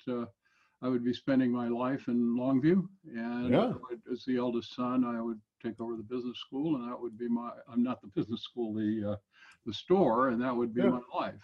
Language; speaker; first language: English; native; English